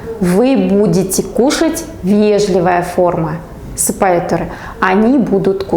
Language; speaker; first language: Russian; non-native, local second language; Kazakh